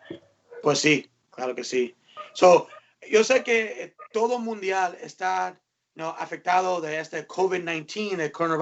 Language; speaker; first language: Spanish; early bilingual, heritage; English